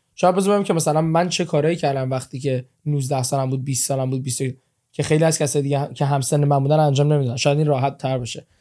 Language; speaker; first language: Persian; early bilingual, heritage; Persian